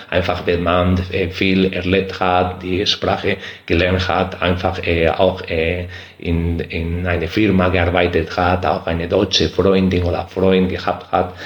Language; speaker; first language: German; non-native, fluent; Spanish